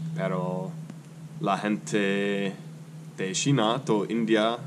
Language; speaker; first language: Spanish; non-native, learner; English